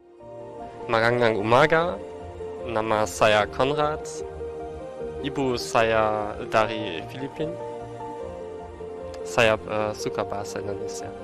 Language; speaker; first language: Indonesian; non-native, learner; German